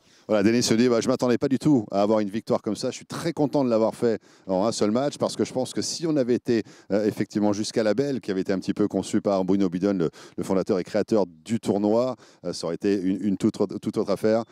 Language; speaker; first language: French; native; French